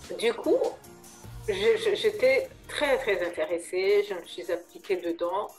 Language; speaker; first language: French; non-native, local second language; Kinyarwanda